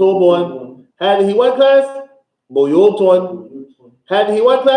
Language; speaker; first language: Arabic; non-native, fluent; English